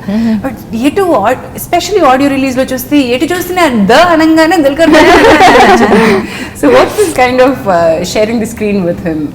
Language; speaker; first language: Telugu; native; Telugu